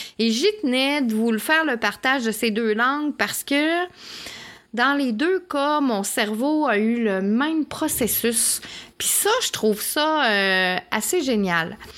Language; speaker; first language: French; native; French